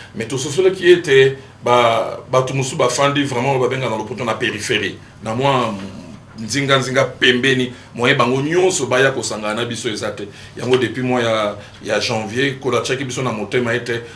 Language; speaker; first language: Lingala; native; Lingala